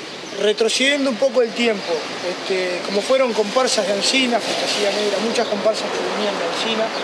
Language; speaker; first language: Spanish; native; Spanish